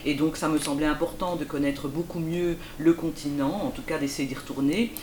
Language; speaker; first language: French; early bilingual, other home language; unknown